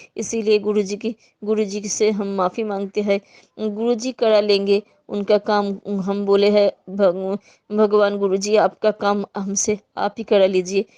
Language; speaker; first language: Hindi; non-native, local second language; Bangla